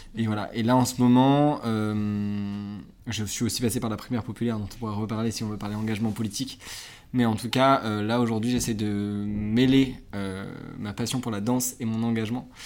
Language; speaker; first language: French; native; French